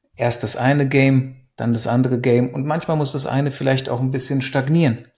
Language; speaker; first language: German; native; German